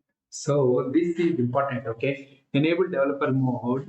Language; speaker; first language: English; non-native, local second language; Telugu